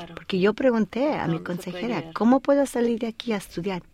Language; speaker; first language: Spanish; early bilingual, heritage; Spanish